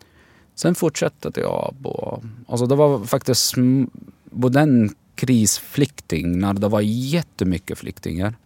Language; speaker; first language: Swedish; non-native, fluent; Arabic